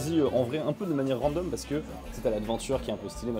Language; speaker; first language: French; native; French